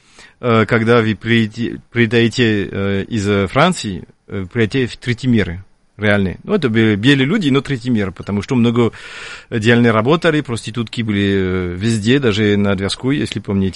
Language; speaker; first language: Russian; non-native, fluent; French